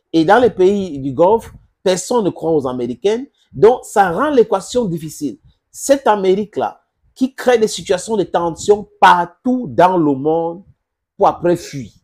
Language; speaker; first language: French; non-native, local second language; English